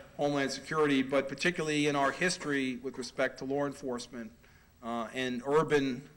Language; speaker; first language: English; native; English